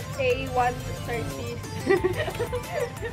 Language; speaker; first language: English; non-native, learner; Filipino